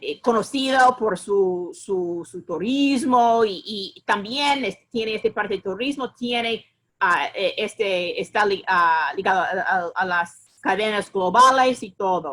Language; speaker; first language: Spanish; non-native, fluent; English